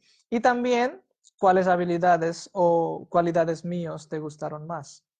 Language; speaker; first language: Spanish; non-native, fluent; Hindi